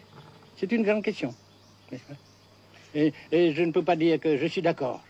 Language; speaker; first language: French; non-native, fluent; Vietnamese